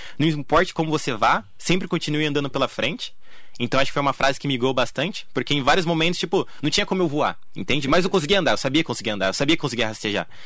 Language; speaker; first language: Portuguese; native; Portuguese